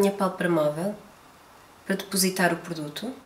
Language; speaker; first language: Portuguese; native; Portuguese